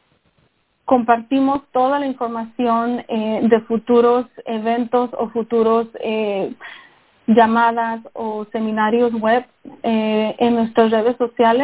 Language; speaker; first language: Spanish; early bilingual, heritage; Spanish